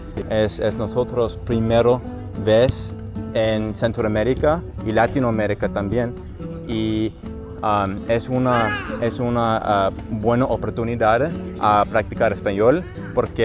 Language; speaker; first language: Spanish; non-native, learner; English